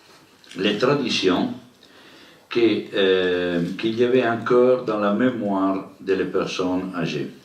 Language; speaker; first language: French; non-native, learner; Italian